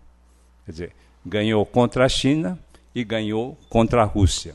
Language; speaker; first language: Portuguese; early bilingual, other home language; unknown